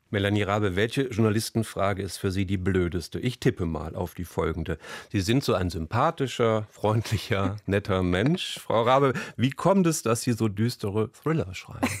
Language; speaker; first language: German; native; German